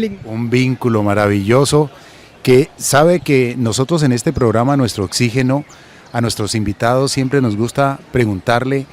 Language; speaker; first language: Spanish; native; Spanish